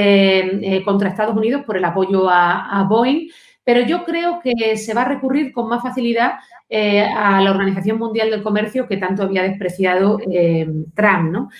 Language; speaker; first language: Spanish; native; Spanish